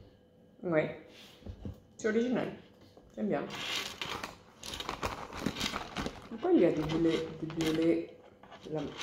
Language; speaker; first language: French; non-native, fluent; Spanish